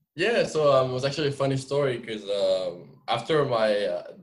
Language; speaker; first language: English; non-native, fluent; French